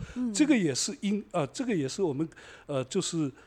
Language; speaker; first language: Chinese; native; Chinese